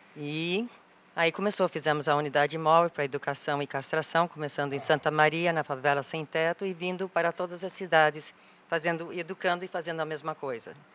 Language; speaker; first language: Portuguese; non-native, fluent; English